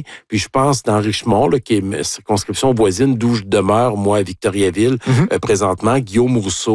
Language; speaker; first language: French; native; French